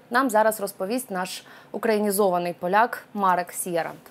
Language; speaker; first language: Ukrainian; native; Ukrainian